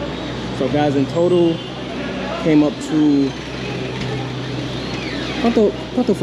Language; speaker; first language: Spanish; non-native, learner; English